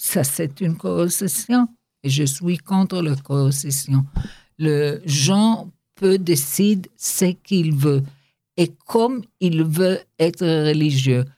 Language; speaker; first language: French; non-native, learner; Hebrew